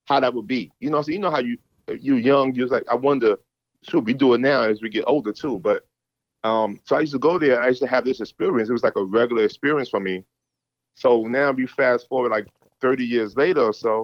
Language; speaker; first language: English; native; English